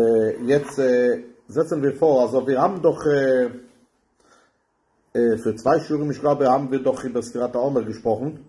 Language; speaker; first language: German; non-native, fluent; Hebrew